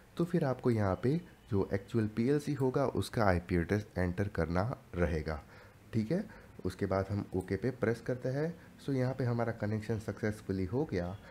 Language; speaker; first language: Hindi; native; Hindi